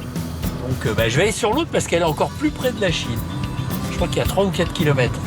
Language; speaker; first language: French; native; French